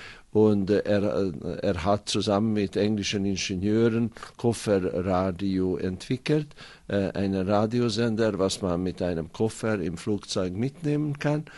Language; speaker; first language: German; non-native, fluent; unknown